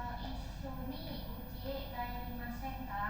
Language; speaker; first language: Japanese; non-native, learner; Indonesian